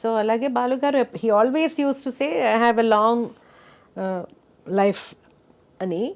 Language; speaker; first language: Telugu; non-native, local second language; Malayalam